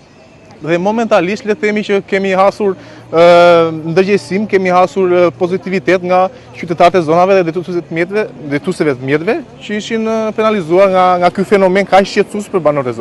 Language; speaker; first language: Albanian; native; Albanian